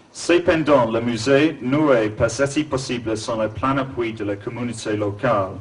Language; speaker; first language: French; non-native, learner; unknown